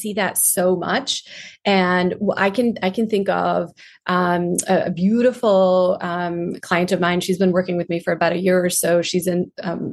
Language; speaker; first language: English; non-native, local second language; Hindi